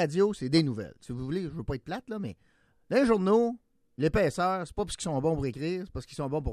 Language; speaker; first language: French; native; French